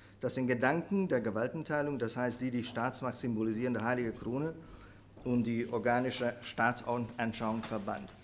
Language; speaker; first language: German; non-native, fluent; Hungarian